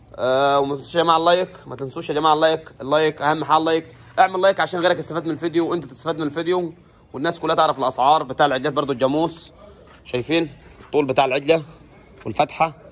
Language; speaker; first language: Arabic; native; Arabic